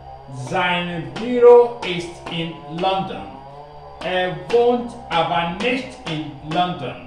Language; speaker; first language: German; non-native, learner; Akan